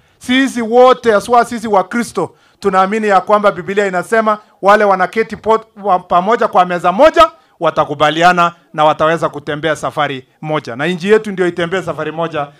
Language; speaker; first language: Swahili; non-native, local second language; Kalenjin